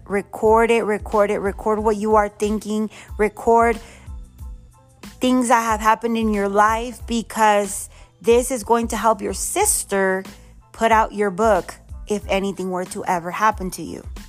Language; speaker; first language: English; early bilingual, other home language; Spanish